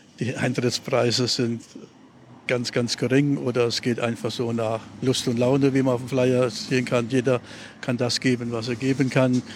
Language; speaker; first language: German; native; German